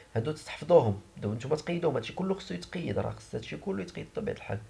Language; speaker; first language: French; non-native, local second language; Arabic